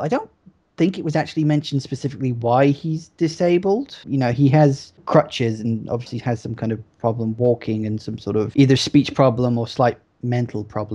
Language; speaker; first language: English; native; English